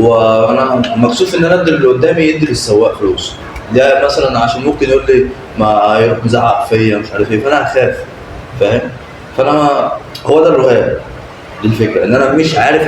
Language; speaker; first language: Arabic; native; Arabic